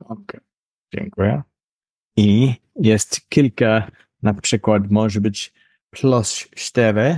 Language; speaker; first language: Polish; non-native, learner; English